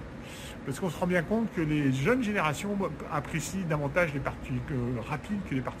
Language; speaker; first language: French; native; French